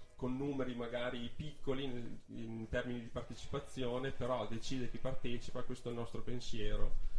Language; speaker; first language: Italian; native; Italian